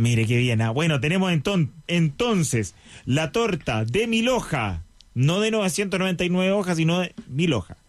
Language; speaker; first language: Spanish; native; Spanish